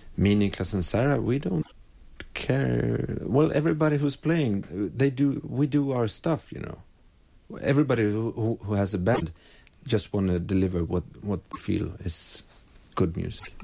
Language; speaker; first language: English; non-native, fluent; Swedish